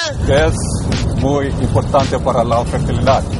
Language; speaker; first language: Spanish; non-native, fluent; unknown